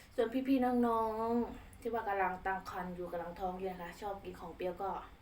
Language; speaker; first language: Thai; non-native, local second language; Khmer